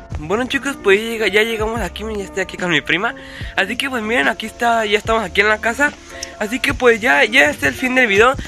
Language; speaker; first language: Spanish; early bilingual, heritage; Spanish